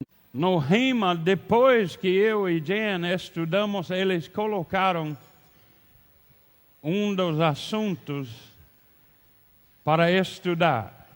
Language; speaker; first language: Portuguese; non-native, learner; English